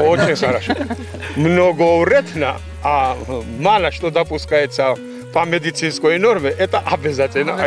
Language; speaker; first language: Russian; non-native, fluent; Georgian